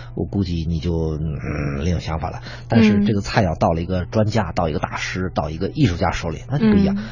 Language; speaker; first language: Chinese; native; Chinese